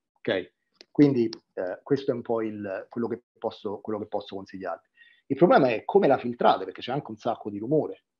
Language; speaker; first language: Italian; native; Italian